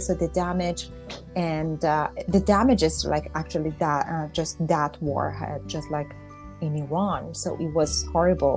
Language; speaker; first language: English; non-native, fluent; Persian